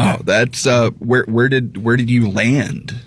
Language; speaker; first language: English; native; English